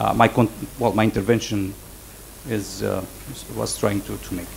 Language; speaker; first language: English; non-native, fluent; Romanian